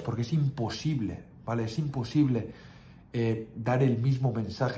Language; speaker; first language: Spanish; native; Spanish